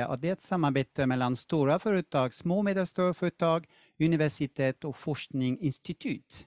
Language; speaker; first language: Swedish; non-native, fluent; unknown